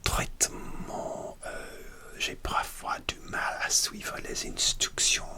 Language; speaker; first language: French; non-native, learner; English